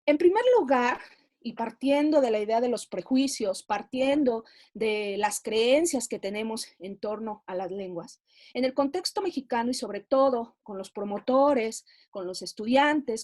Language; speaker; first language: Spanish; native; Spanish